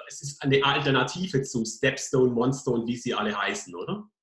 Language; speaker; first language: German; native; German